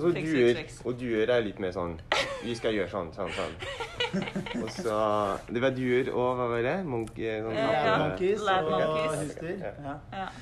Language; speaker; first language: Norwegian; non-native, learner; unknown